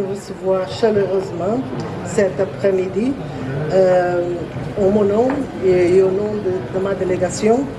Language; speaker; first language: French; non-native, learner; Portuguese